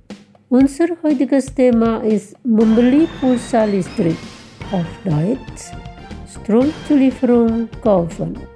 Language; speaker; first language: German; non-native, fluent; Indonesian